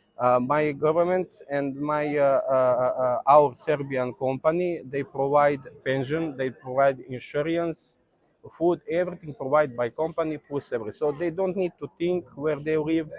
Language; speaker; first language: English; non-native, learner; Serbian